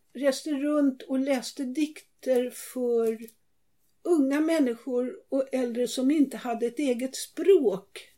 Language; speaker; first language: Swedish; native; Swedish